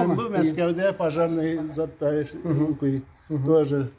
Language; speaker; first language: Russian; non-native, local second language; Tatar